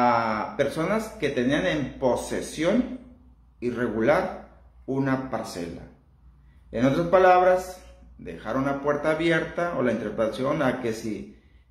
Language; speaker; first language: Spanish; native; Spanish